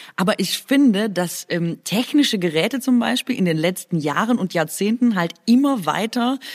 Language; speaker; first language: German; non-native, local second language; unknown